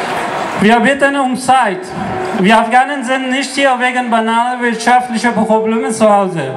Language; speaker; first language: German; non-native, learner; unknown